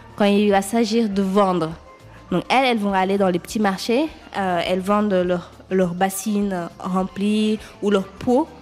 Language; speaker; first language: French; non-native, local second language; Wolof